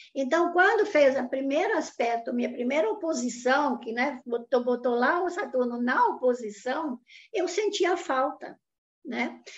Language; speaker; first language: Portuguese; non-native, fluent; Italian